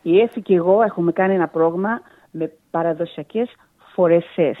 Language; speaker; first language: Greek; early bilingual, heritage; Greek